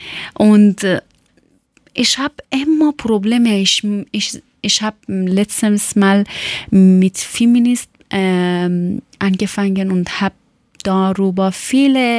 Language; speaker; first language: German; non-native, fluent; Persian